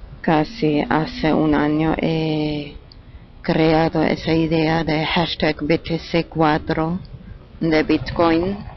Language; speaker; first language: Spanish; non-native, fluent; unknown